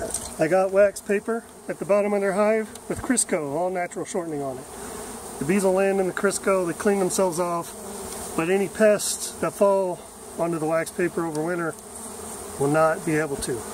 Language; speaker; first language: English; native; English